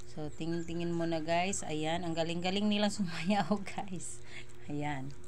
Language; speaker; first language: Filipino; non-native, local second language; Cebuano